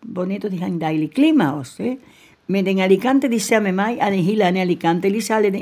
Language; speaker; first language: Danish; non-native, fluent; Spanish